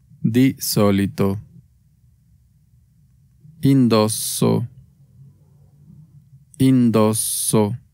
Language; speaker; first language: Italian; non-native, fluent; Spanish